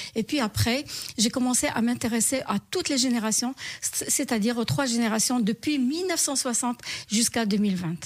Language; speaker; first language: French; non-native, local second language; Arabic